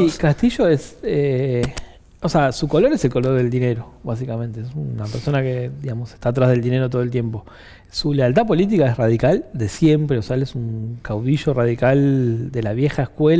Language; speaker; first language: Spanish; native; Spanish